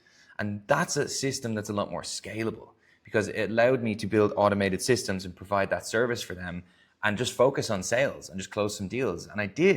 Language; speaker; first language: English; native; English